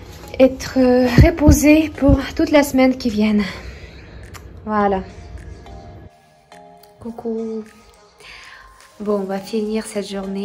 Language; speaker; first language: French; non-native, fluent; Russian